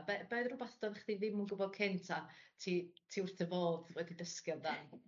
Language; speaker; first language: Welsh; native; Welsh